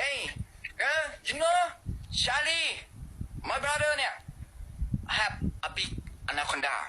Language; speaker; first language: English; non-native, learner; Thai